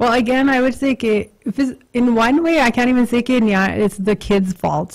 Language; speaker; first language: English; early bilingual, other home language; Punjabi